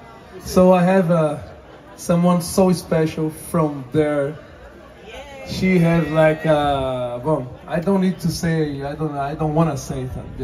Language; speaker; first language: English; non-native, fluent; Portuguese